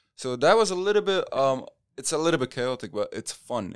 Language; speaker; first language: English; non-native, fluent; Arabic